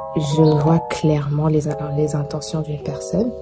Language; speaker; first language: French; non-native, local second language; Rundi